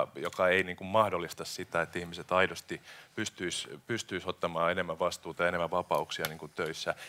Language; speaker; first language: Finnish; native; Finnish